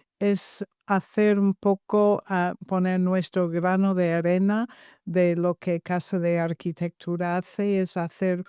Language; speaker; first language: Spanish; non-native, fluent; English